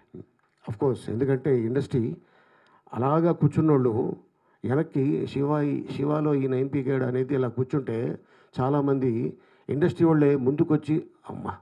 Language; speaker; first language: Telugu; native; Telugu